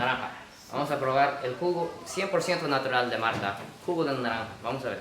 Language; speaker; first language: Spanish; non-native, fluent; Japanese